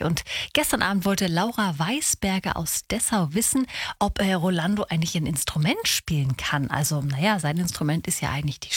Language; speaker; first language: German; native; German